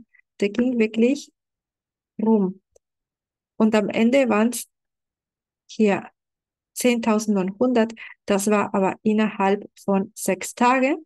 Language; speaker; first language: German; non-native, fluent; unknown